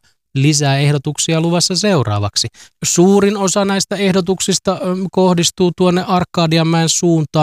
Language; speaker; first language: Finnish; native; Finnish